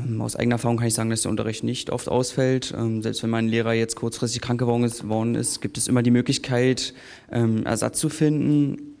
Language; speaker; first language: German; native; German